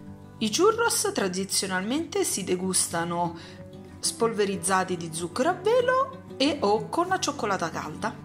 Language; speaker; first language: Italian; native; Italian